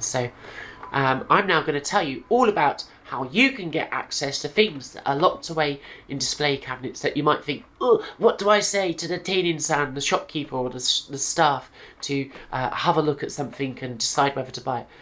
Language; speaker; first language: English; native; English